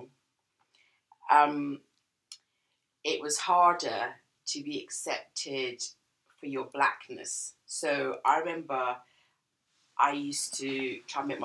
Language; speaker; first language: English; native; English